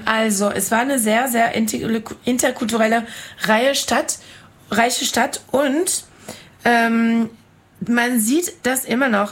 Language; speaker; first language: German; non-native, fluent; French